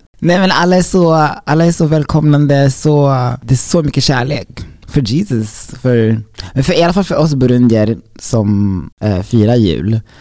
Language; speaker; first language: Swedish; early bilingual, other home language; Rundi